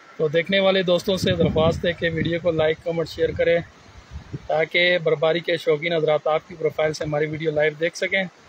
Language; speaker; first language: Urdu; non-native, local second language; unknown